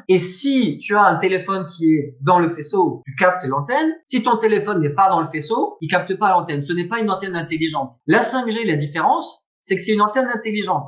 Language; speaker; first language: French; native; French